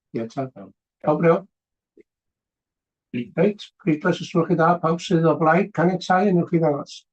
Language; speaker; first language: Welsh; native; Welsh